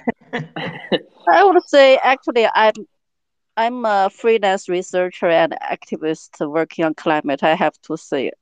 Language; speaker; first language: English; non-native, fluent; Chinese